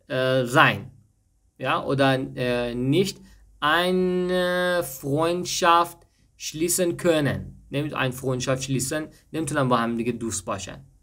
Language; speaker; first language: German; non-native, fluent; Persian